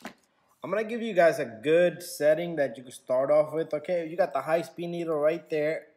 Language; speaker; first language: English; native; English